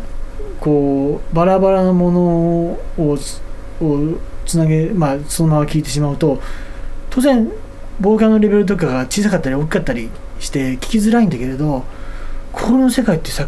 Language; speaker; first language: Japanese; native; Japanese